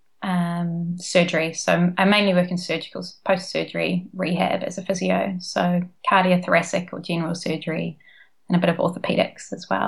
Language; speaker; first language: English; native; English